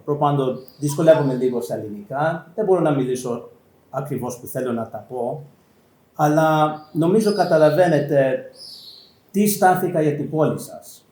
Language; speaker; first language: Greek; non-native, learner; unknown